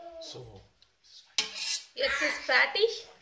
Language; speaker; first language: German; non-native, learner; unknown